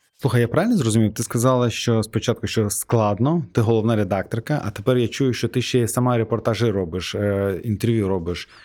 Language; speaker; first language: Ukrainian; non-native, fluent; Azerbaijani